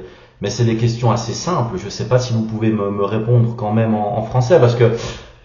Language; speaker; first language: French; native; French